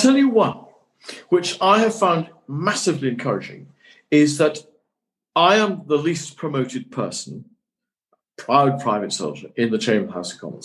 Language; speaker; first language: English; native; English